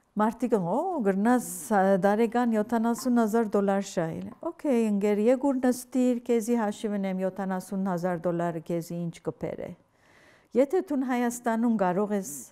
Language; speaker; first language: Armenian; early bilingual, heritage; Armenian